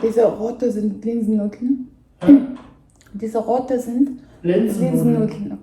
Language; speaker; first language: German; non-native, fluent; Mongolian